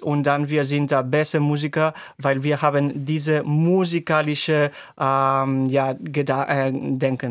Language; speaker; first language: German; non-native, fluent; Spanish